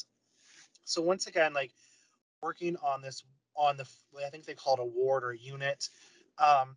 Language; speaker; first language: English; native; English